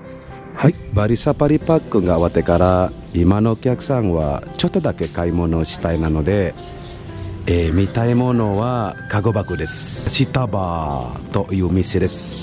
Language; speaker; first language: Japanese; non-native, fluent; Indonesian